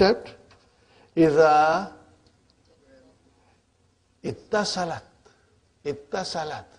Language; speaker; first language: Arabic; non-native, fluent; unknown